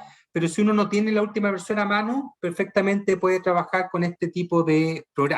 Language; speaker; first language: Spanish; native; Spanish